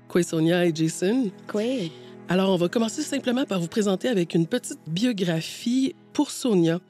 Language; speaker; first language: French; native; French